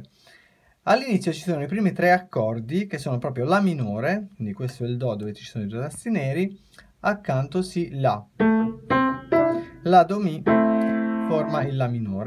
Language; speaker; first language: Italian; native; Italian